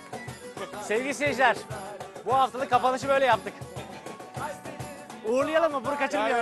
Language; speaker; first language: Turkish; native; Turkish